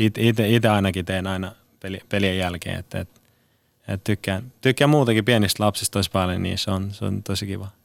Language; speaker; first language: Finnish; non-native, fluent; Persian